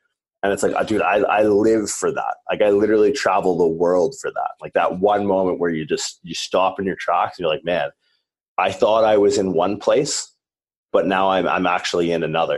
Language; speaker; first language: English; native; English